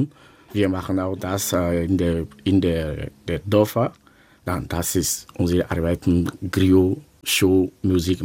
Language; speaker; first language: German; non-native, learner; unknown